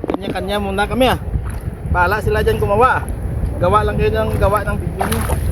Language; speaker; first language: Filipino; non-native, local second language; Hiligaynon